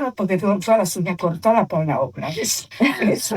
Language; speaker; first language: Spanish; native; Spanish